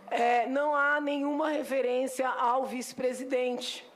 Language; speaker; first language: Portuguese; native; Portuguese